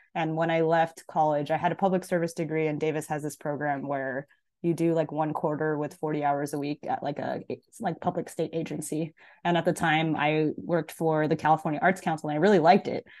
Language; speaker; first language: English; early bilingual, other home language; Filipino